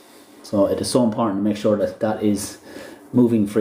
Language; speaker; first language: English; native; English